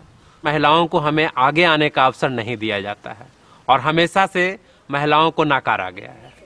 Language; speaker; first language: Hindi; non-native, local second language; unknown